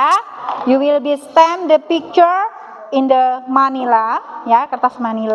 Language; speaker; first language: English; non-native, learner; Indonesian